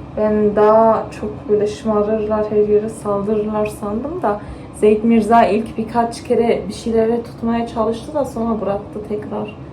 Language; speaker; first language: Turkish; early bilingual, heritage; Turkish